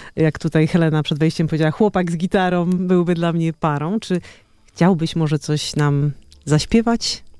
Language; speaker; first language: Polish; native; Polish